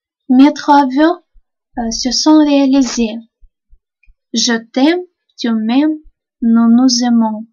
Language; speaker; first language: French; non-native, fluent; Russian